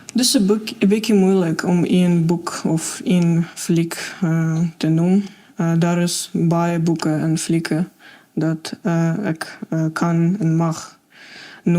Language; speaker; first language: Afrikaans; non-native, fluent; Russian